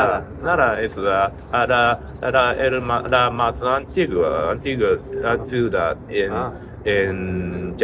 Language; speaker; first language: Spanish; non-native, learner; Japanese